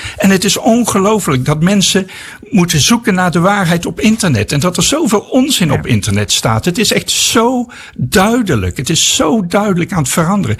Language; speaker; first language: Dutch; native; Dutch